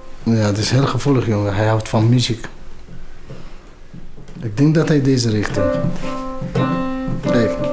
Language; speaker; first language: Dutch; non-native, fluent; Amharic